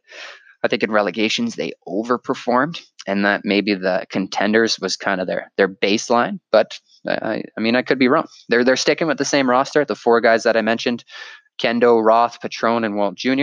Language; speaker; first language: English; native; English